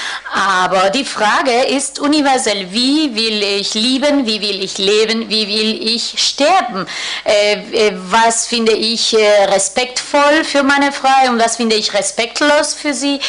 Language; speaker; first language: German; non-native, fluent; Spanish